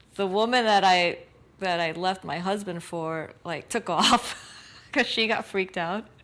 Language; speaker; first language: English; native; English